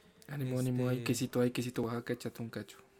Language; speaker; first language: Spanish; native; Spanish